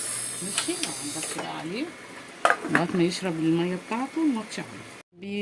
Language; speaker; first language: Arabic; native; Arabic